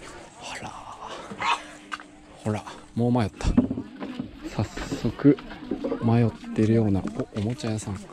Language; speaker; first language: Japanese; native; Japanese